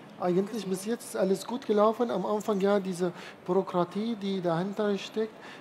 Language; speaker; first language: German; non-native, fluent; Arabic